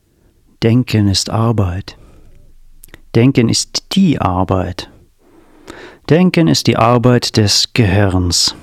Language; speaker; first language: German; native; German